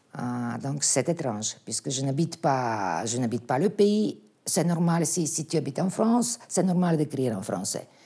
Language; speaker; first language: French; non-native, fluent; Bulgarian